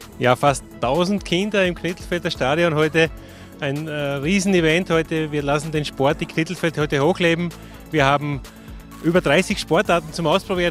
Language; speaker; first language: German; native; German